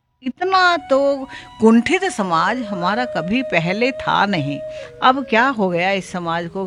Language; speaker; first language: Hindi; native; Hindi